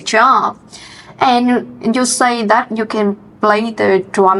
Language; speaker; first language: English; non-native, fluent; Vietnamese